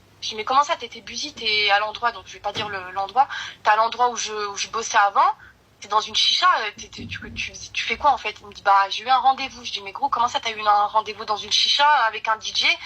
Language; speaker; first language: French; early bilingual, other home language; Arabic